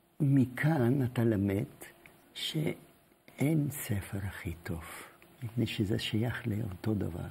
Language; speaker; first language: Hebrew; non-native, fluent; German